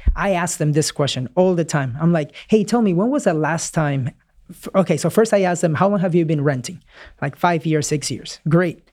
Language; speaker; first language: English; early bilingual, other home language; Spanish